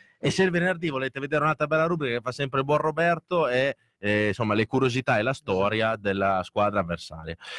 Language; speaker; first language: Italian; native; Italian